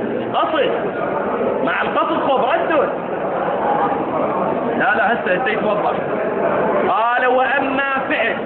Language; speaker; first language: Arabic; native; Arabic